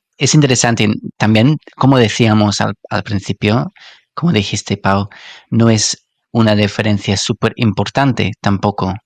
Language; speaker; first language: Spanish; non-native, fluent; English